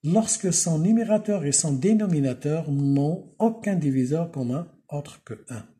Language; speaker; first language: French; non-native, local second language; Arabic